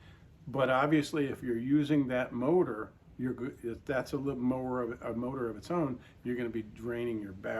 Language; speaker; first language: English; native; English